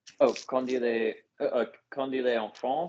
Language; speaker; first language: French; non-native, learner; English